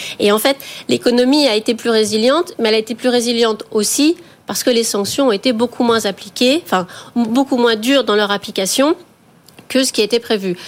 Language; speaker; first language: French; native; French